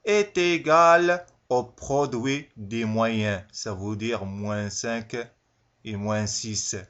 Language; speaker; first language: French; non-native, local second language; Arabic